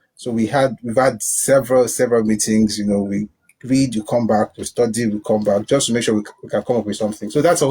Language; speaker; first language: English; non-native, local second language; Yoruba